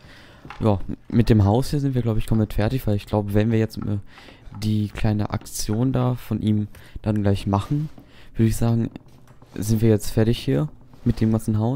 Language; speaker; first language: German; native; German